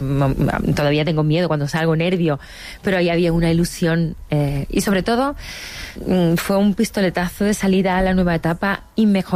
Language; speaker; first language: Spanish; native; Spanish